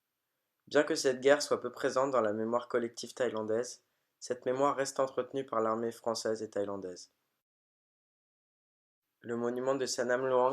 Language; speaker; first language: French; native; French